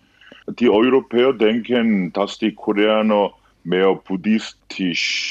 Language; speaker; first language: German; non-native, fluent; Korean